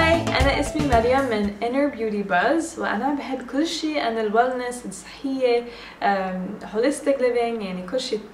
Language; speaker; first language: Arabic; early bilingual, heritage; English